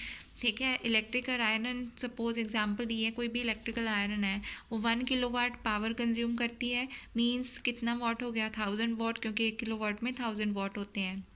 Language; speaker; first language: Hindi; native; Hindi